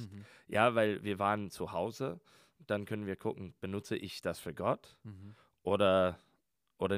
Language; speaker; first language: German; non-native, learner; English